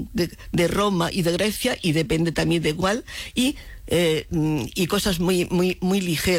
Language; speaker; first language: Spanish; native; Spanish